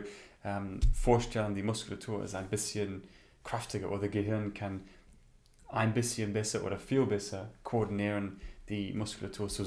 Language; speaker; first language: German; non-native, learner; English